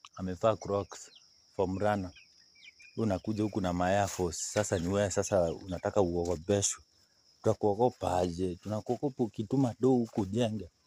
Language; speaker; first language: Swahili; native; Swahili